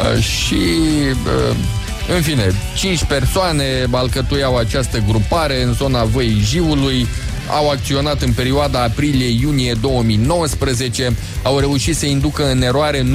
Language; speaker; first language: Romanian; native; Romanian